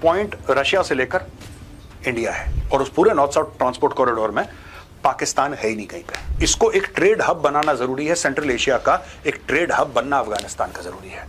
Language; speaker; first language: Hindi; native; Hindi